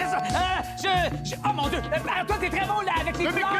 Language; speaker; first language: French; native; French